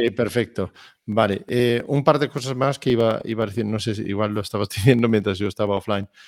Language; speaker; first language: Spanish; non-native, fluent; Danish